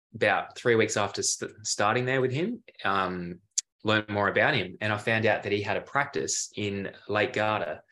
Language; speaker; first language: English; native; English